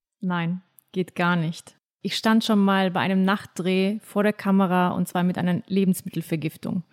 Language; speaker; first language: German; early bilingual, other home language; Turkish